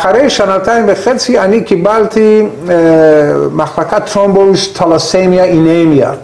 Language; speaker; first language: Hebrew; non-native, learner; Persian